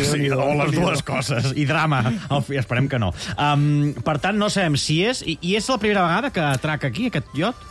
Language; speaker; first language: Catalan; native; Catalan